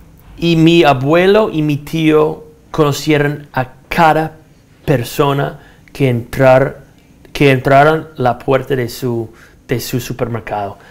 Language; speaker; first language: Spanish; non-native, fluent; English